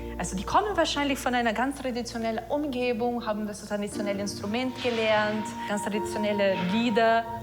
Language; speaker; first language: German; non-native, fluent; Portuguese